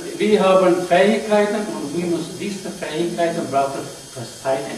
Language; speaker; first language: German; non-native, learner; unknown